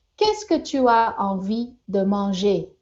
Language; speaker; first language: French; non-native, fluent; English